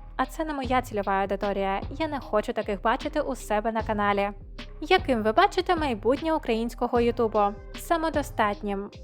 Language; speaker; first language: Ukrainian; non-native, local second language; Russian